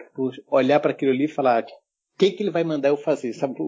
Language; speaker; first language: Portuguese; early bilingual, heritage; German